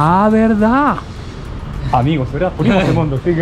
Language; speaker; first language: Spanish; non-native, learner; Japanese